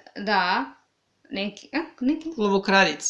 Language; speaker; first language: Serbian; non-native, learner; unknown